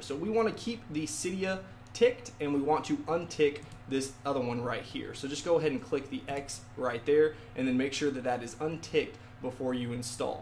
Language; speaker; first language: English; native; English